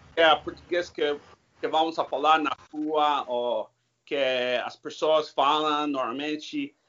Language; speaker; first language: Portuguese; non-native, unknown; English